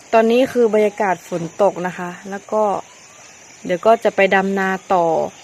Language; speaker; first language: Thai; non-native, local second language; S'gaw Karen